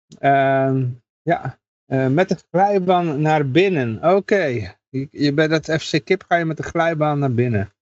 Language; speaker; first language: Dutch; native; Dutch